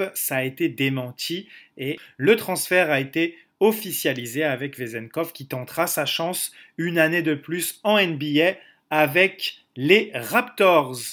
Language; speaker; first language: French; native; French